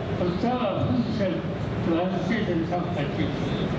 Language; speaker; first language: Hindi; non-native, local second language; Marathi